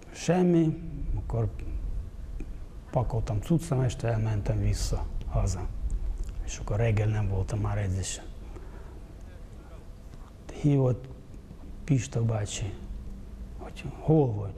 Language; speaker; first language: Hungarian; non-native, fluent; Ukrainian